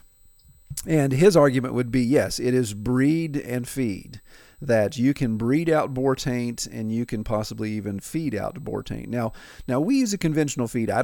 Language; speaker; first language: English; native; English